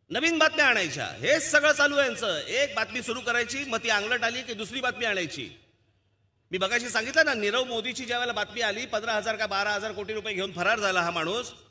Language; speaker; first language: Marathi; native; Marathi